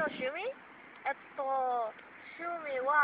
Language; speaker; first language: Japanese; non-native, learner; English